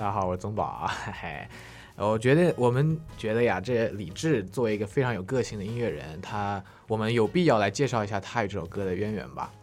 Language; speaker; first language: Chinese; native; Chinese